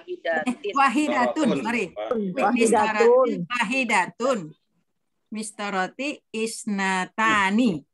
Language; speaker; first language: Arabic; non-native, learner; Indonesian